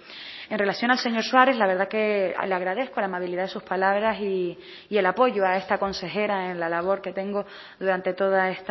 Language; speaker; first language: Spanish; native; Spanish